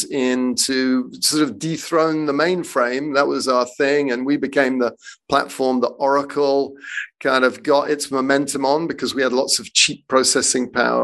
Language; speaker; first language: English; native; English